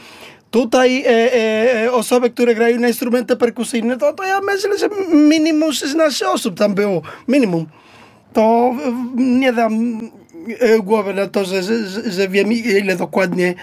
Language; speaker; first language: Polish; non-native, learner; Spanish